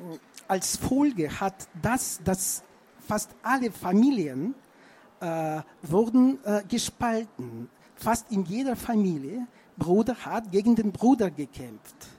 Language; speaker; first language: German; non-native, fluent; Russian